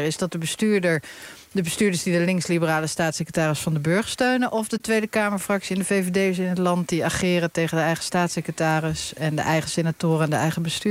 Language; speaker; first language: Dutch; native; Dutch